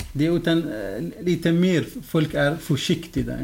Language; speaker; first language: Swedish; non-native, fluent; Arabic